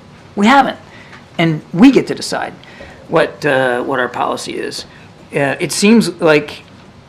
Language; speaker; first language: English; native; English